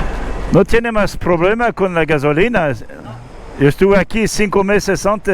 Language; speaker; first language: Spanish; non-native, learner; French